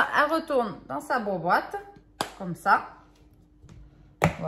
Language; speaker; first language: French; native; French